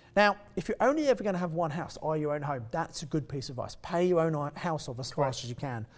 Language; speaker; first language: English; native; English